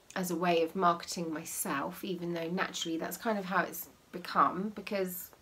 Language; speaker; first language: English; native; English